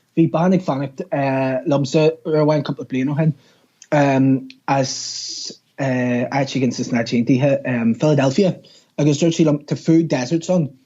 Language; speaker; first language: Irish; non-native, local second language; English